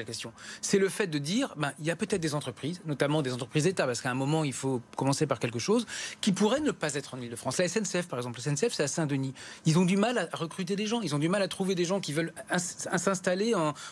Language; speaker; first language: French; native; French